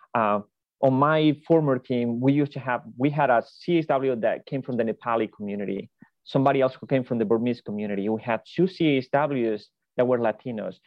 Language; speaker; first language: English; non-native, fluent; Spanish